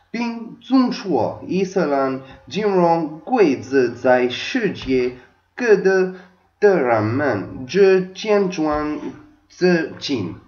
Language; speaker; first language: Chinese; non-native, learner; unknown